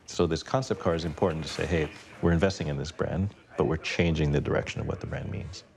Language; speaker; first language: English; native; English